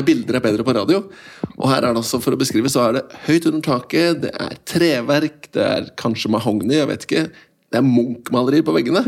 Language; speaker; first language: Norwegian; native; Norwegian